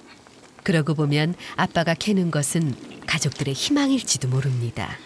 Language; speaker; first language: Korean; native; Korean